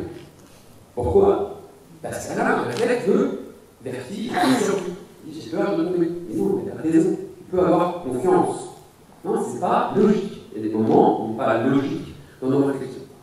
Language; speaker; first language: French; native; French